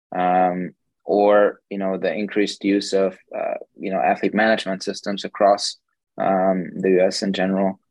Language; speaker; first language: English; non-native, fluent; German